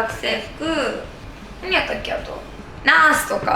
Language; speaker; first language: Japanese; native; Japanese